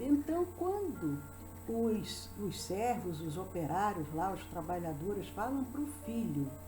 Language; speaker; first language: Portuguese; native; Portuguese